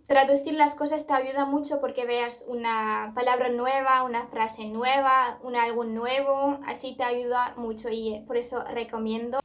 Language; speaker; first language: Spanish; non-native, fluent; Turkish